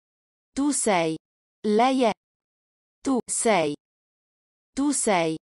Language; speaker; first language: Italian; non-native, learner; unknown